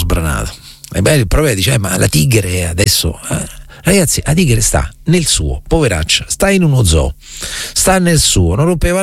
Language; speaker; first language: Italian; native; Italian